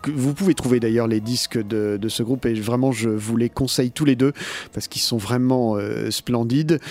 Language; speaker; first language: French; native; French